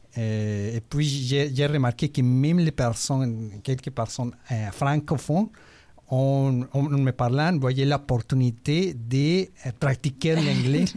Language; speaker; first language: French; non-native, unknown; Spanish